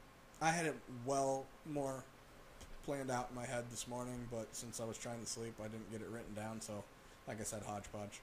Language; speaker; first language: English; native; English